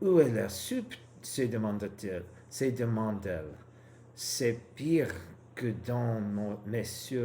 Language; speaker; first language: French; non-native, learner; English